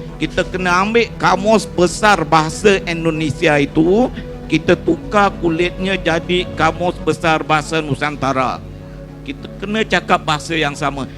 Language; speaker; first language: Malay; native; Malay